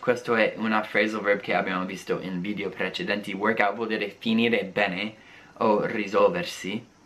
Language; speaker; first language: Italian; non-native, fluent; English